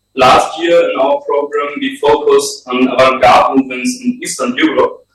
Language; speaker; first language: English; non-native, fluent; German